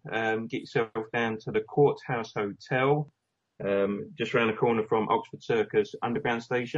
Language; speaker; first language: English; native; English